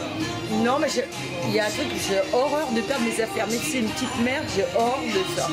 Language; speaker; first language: French; native; French